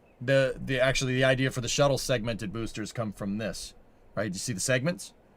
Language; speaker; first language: English; native; English